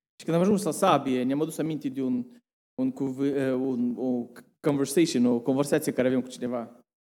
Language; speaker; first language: Romanian; early bilingual, heritage; Romanian